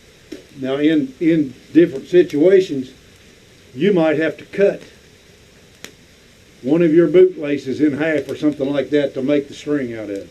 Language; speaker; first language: English; native; English